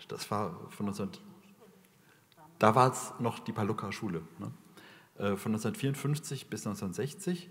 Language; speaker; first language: German; native; German